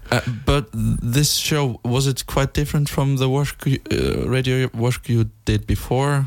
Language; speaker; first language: English; non-native, fluent; Icelandic